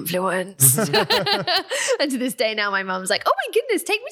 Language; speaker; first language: English; native; English